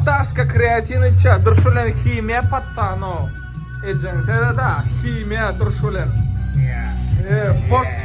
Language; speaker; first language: Russian; non-native, fluent; Turkmen